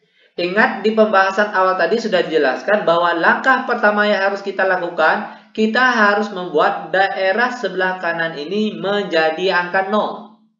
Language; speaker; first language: Indonesian; native; Indonesian